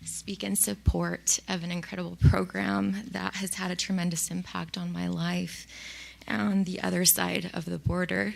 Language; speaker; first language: English; early bilingual, other home language; Spanish